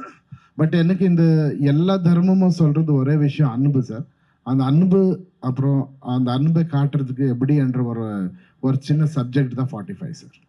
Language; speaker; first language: Tamil; non-native, fluent; Kannada